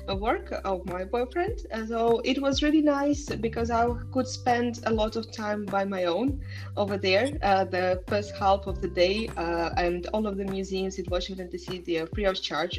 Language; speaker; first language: English; non-native, fluent; Estonian